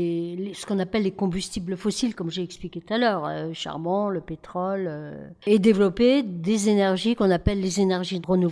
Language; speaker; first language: French; native; French